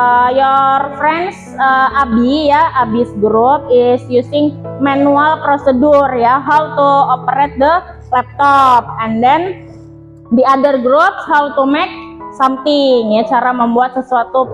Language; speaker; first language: English; non-native, learner; Indonesian